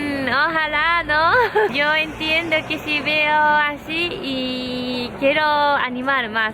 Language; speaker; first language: Spanish; non-native, fluent; Japanese